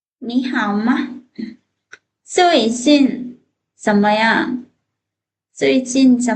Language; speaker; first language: Chinese; non-native, fluent; Lao